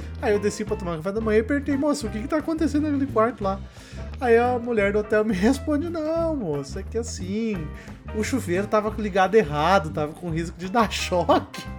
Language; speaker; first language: Portuguese; native; Portuguese